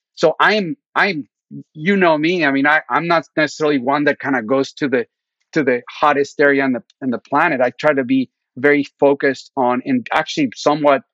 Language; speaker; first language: English; early bilingual, other home language; Spanish